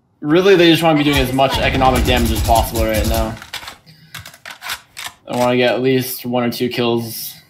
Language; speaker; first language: English; native; English